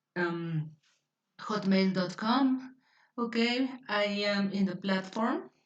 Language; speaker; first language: English; non-native, fluent; Spanish